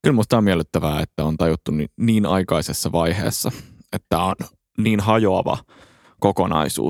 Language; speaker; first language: Finnish; native; Finnish